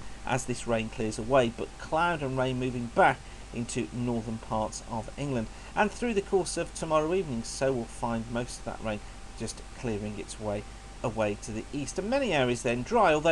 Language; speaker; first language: English; native; English